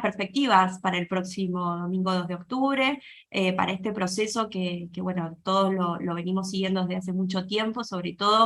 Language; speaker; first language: Spanish; native; Spanish